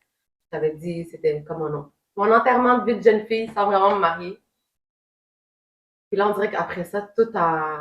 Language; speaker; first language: French; native; French